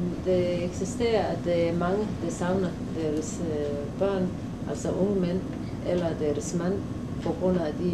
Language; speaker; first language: Danish; early bilingual, heritage; Somali